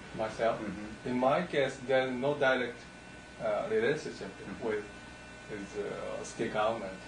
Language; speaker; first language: English; non-native, learner; Japanese